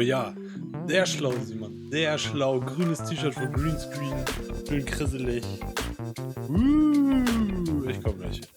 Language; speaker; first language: German; native; German